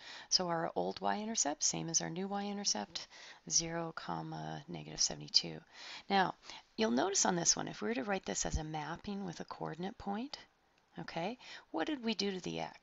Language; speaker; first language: English; native; English